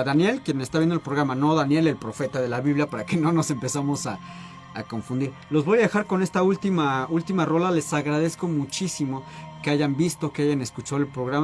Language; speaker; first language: Spanish; native; Spanish